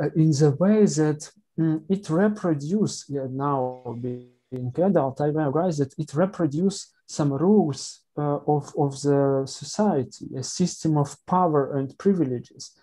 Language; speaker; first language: English; non-native, learner; Ukrainian